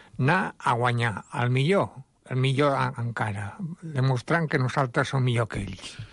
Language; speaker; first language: Catalan; early bilingual, other home language; Spanish